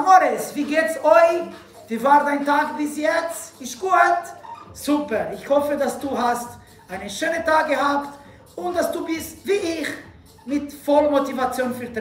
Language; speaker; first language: German; non-native, learner; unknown